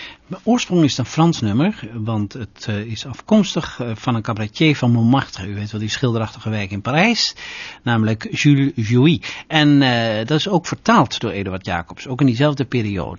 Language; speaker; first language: Dutch; native; Dutch